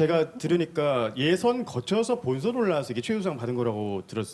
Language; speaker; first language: Korean; native; Korean